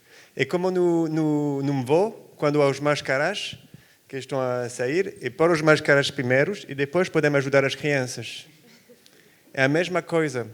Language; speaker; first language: Portuguese; non-native, fluent; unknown